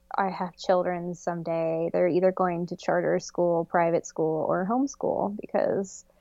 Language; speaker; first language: English; native; English